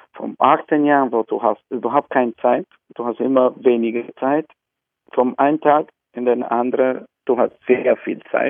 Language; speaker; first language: German; non-native, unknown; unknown